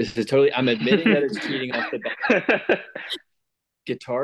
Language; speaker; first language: English; native; English